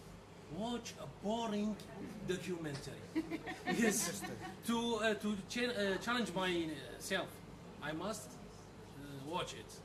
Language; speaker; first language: English; non-native, learner; Arabic